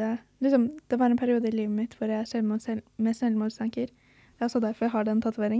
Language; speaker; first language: Norwegian; early bilingual, other home language; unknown